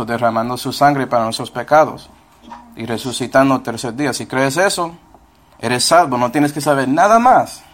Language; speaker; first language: Spanish; non-native, fluent; English